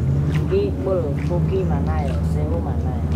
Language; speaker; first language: Korean; non-native, learner; Khmer